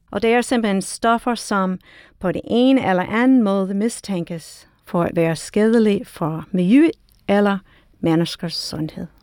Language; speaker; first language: Danish; non-native, fluent; English